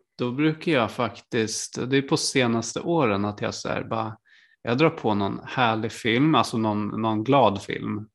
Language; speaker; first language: Swedish; native; Swedish